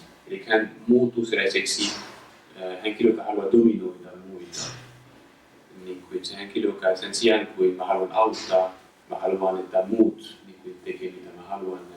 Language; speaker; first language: Finnish; non-native, fluent; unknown